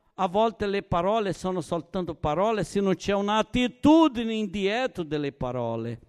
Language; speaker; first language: Italian; non-native, fluent; Portuguese